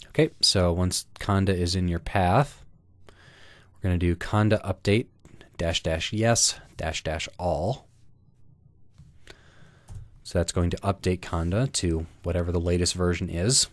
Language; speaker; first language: English; native; English